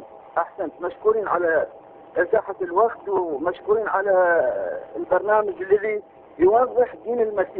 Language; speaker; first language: Arabic; non-native, learner; Persian